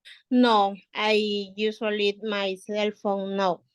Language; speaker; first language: English; non-native, learner; Spanish